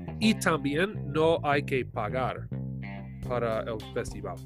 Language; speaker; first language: Spanish; non-native, learner; English